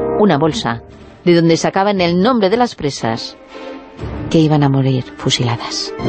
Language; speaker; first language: Spanish; native; Spanish